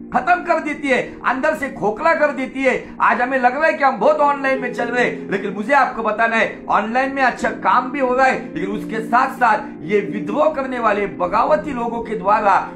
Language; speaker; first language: Hindi; non-native, local second language; Marathi